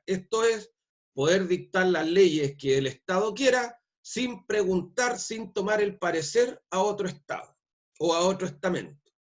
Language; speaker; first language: Spanish; native; Spanish